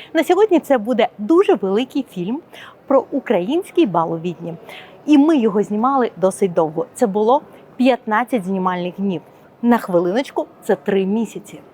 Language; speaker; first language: Ukrainian; native; Ukrainian